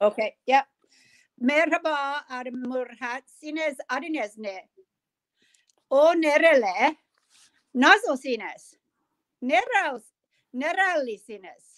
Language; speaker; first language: Turkish; non-native, learner; English